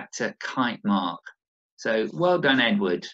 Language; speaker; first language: English; native; English